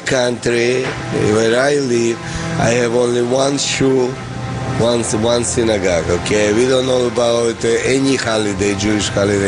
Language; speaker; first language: English; non-native, fluent; Russian